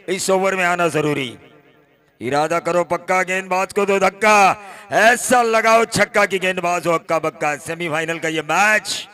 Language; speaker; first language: Hindi; non-native, local second language; Marathi